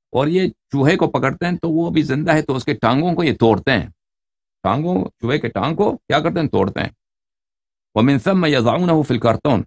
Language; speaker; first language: Urdu; non-native, fluent; Persian